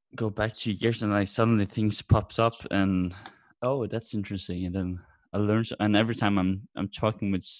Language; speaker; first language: English; non-native, fluent; Norwegian